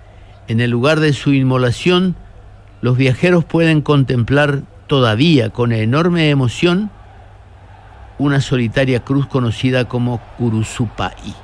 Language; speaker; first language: Spanish; native; Spanish